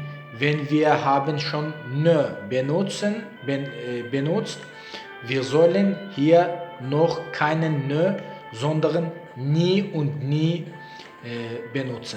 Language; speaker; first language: German; non-native, learner; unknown